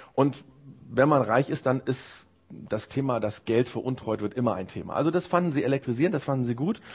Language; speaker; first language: German; early bilingual, other home language; Japanese